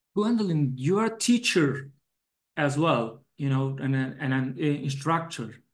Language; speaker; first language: English; non-native, fluent; Turkish